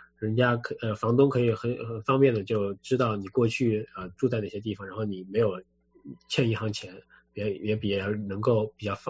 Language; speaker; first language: Chinese; native; Chinese